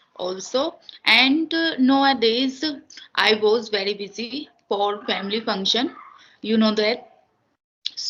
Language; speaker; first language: English; non-native, learner; Hindi